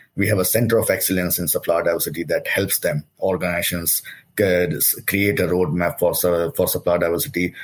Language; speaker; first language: English; non-native, local second language; Hindi